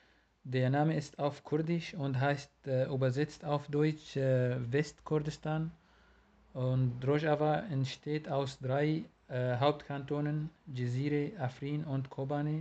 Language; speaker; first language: German; non-native, learner; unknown